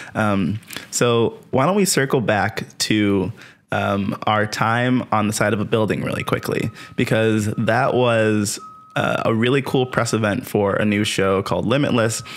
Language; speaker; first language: English; native; English